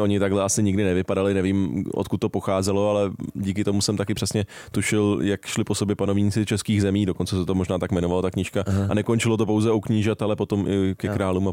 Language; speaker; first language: Czech; native; Czech